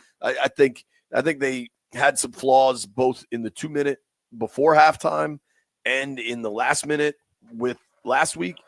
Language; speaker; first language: English; native; English